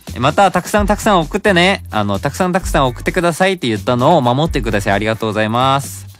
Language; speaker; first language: Japanese; non-native, fluent; Korean